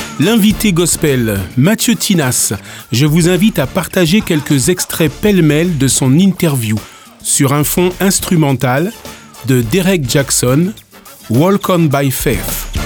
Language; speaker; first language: French; native; French